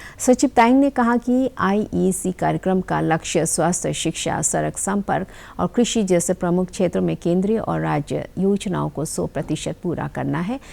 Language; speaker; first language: Hindi; non-native, local second language; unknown